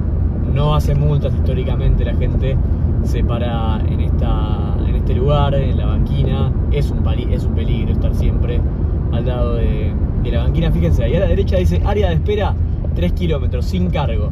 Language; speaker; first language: Spanish; native; Spanish